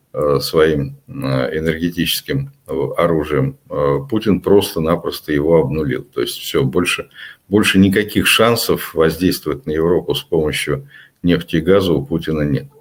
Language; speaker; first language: Russian; native; Russian